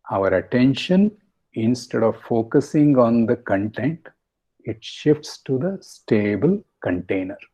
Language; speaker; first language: English; non-native, local second language; Kannada